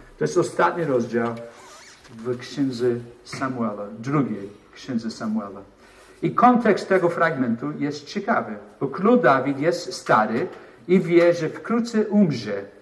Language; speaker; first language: Polish; non-native, fluent; English